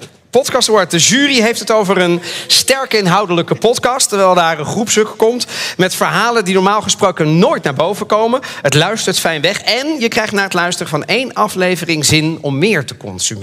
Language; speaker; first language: Dutch; native; Dutch